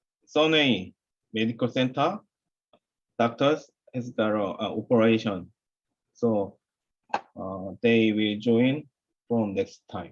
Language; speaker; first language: English; non-native, learner; Korean